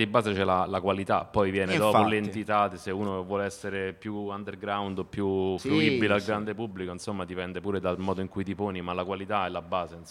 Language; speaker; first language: Italian; native; Italian